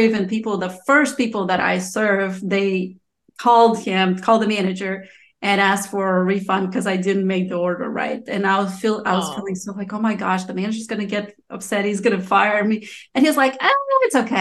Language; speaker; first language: English; non-native, fluent; Romanian